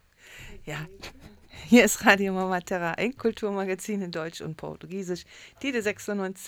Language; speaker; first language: German; native; German